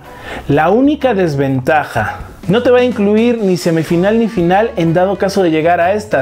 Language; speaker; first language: Spanish; native; Spanish